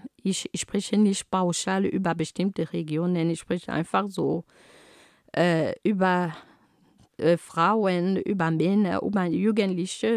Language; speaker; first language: German; non-native, fluent; Ghomala